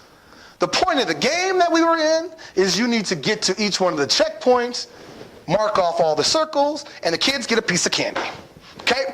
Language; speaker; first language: English; native; English